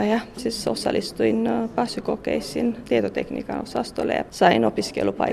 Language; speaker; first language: Finnish; non-native, fluent; Romanian